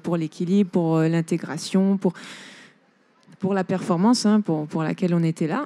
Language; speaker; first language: French; native; French